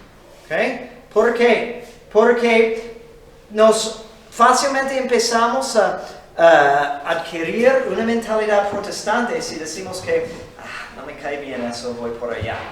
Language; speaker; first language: Spanish; non-native, fluent; English